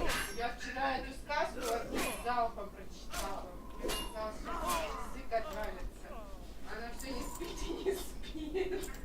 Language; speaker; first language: Russian; native; Russian